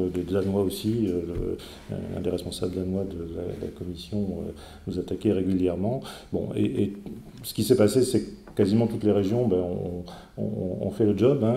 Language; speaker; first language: French; native; French